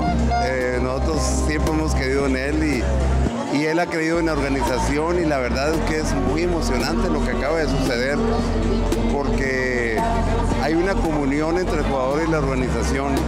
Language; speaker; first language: Spanish; native; Spanish